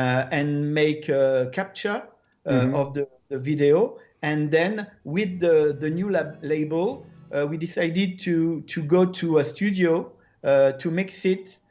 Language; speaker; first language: English; non-native, learner; French